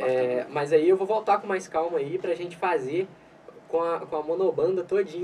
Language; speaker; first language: Portuguese; native; Portuguese